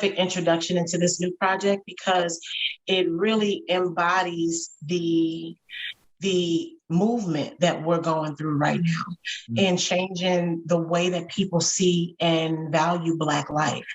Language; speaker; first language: English; native; English